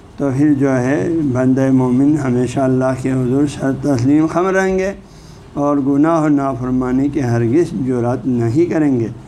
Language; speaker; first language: Urdu; non-native, local second language; Balti